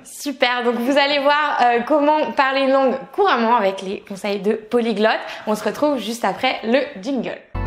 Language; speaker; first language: French; native; French